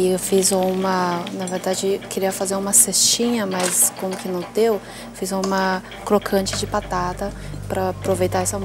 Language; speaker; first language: Portuguese; non-native, fluent; Chinese